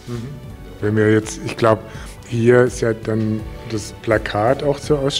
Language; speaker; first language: German; native; German